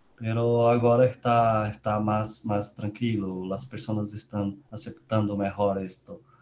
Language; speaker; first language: Spanish; non-native, learner; Portuguese